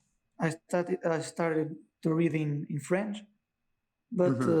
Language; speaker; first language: English; non-native, learner; Portuguese